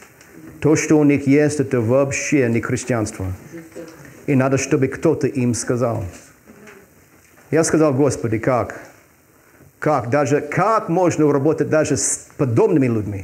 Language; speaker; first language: Russian; non-native, fluent; English